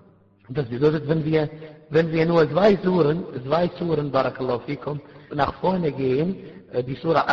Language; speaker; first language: German; non-native, fluent; Arabic